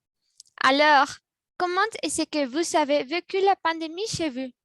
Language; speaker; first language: French; non-native, learner; Spanish